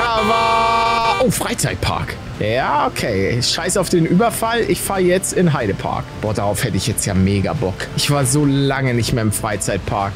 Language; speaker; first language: German; native; German